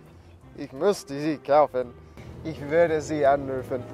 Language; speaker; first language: German; non-native, learner; English